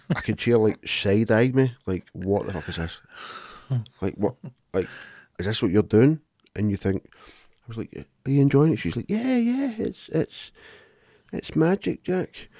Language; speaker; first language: English; native; English